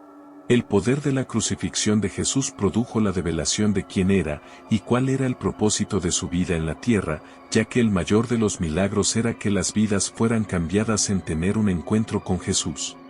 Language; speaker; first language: Spanish; native; Spanish